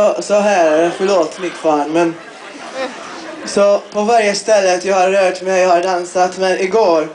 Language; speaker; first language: Swedish; non-native, fluent; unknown